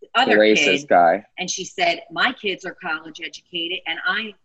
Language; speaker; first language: English; native; English